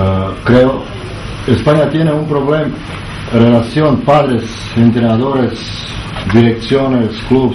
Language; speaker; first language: Spanish; non-native, learner; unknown